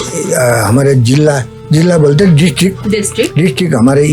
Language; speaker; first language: Hindi; non-native, learner; Nepali